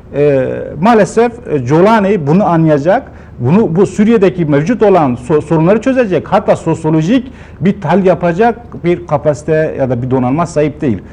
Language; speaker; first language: Turkish; non-native, local second language; Kurdish